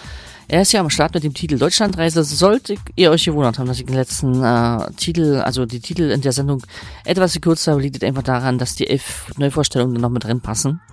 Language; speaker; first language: German; native; German